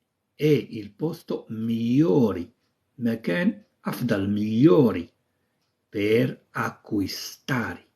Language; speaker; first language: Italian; non-native, fluent; Arabic